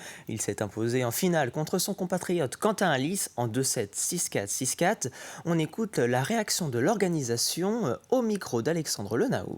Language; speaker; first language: French; native; French